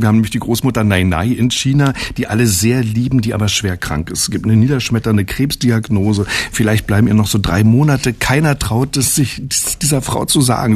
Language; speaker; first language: German; native; German